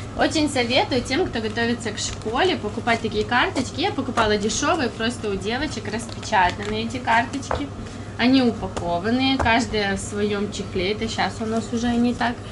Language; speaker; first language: Russian; non-native, local second language; Ukrainian